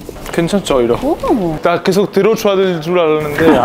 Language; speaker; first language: Korean; non-native, fluent; Italian